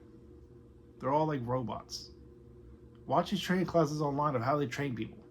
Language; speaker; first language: English; native; English